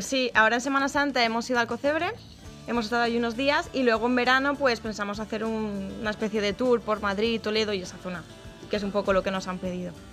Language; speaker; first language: Spanish; native; Spanish